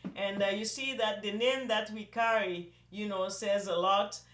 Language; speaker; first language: English; non-native, local second language; Yoruba